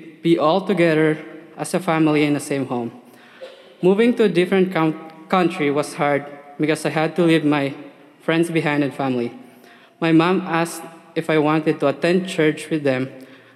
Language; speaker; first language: English; non-native, local second language; Filipino